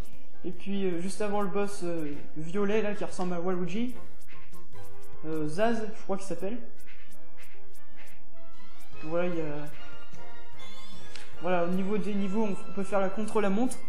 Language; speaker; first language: French; native; French